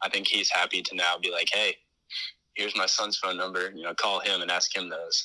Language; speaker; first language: English; native; English